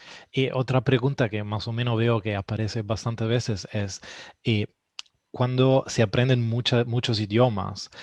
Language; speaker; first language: Spanish; non-native, fluent; Italian